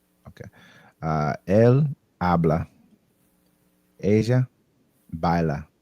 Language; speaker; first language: Spanish; non-native, learner; English